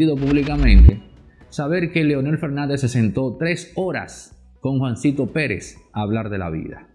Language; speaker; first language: Spanish; native; Spanish